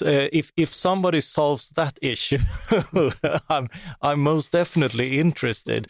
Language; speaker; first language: English; non-native, fluent; Swedish